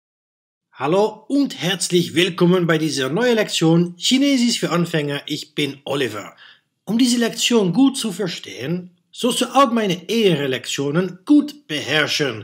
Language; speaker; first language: German; non-native, fluent; Dutch